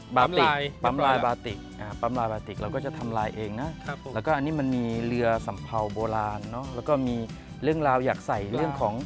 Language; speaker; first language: Thai; native; Thai